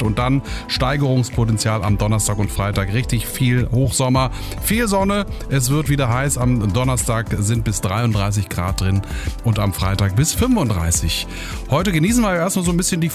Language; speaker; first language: German; native; German